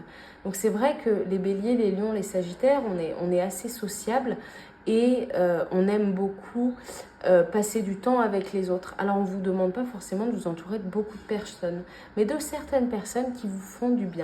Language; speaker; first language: French; native; French